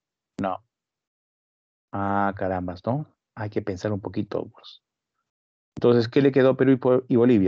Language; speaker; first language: Spanish; native; Spanish